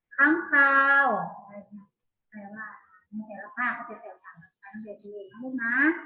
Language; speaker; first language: Thai; native; Thai